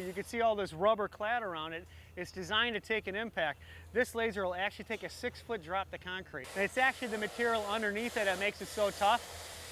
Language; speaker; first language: English; native; English